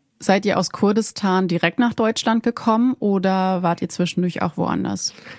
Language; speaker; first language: German; native; German